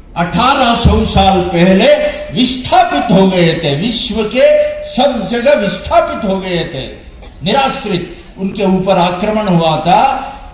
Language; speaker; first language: Hindi; non-native, local second language; Konkani